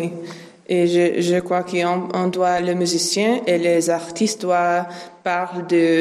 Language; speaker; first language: French; non-native, learner; English